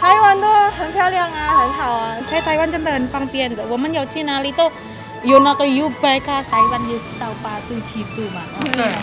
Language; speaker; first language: Chinese; non-native, learner; Indonesian